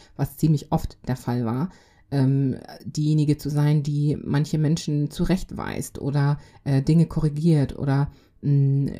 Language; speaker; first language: German; native; German